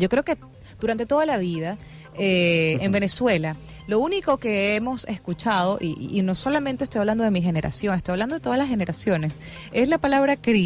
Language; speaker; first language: Spanish; native; Spanish